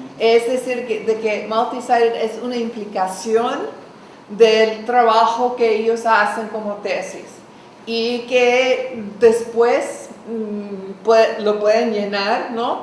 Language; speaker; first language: Spanish; non-native, fluent; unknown